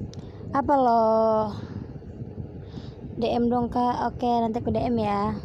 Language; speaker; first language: Indonesian; native; Indonesian